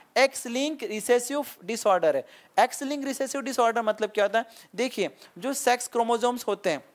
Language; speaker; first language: Hindi; non-native, local second language; Marathi